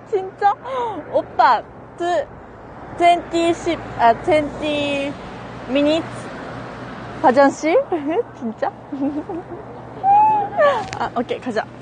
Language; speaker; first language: Korean; non-native, learner; Japanese